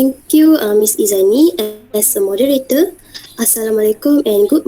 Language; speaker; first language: English; non-native, learner; Malay